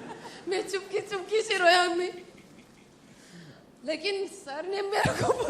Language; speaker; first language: Hindi; non-native, local second language; Manipuri